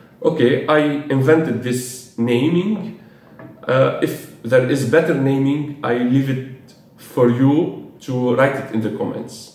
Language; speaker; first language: English; non-native, fluent; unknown